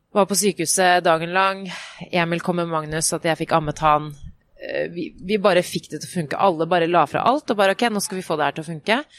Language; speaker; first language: Norwegian; native; Norwegian